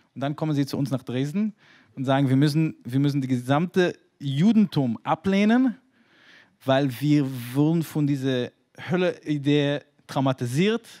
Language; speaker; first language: German; non-native, fluent; Hebrew